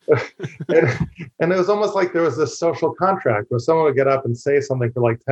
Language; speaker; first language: English; native; English